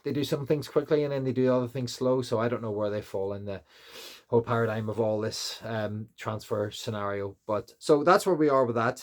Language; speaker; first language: English; native; English